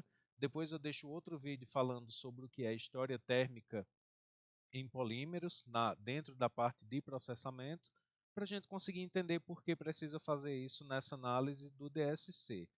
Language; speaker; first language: Portuguese; native; Portuguese